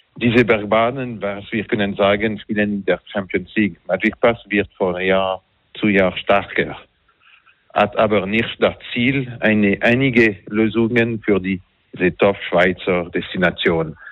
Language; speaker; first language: German; non-native, learner; French